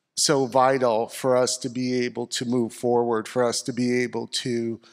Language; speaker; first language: English; native; English